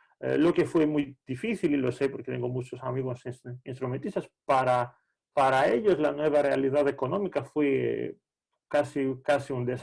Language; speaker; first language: Spanish; non-native, fluent; Greek